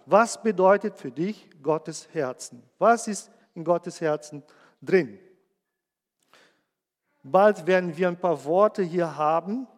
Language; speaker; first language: German; non-native, fluent; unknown